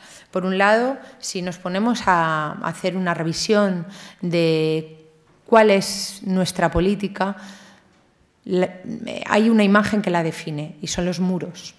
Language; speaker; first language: Spanish; native; Spanish